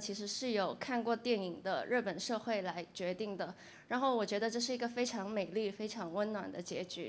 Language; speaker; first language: Chinese; non-native, local second language; Cantonese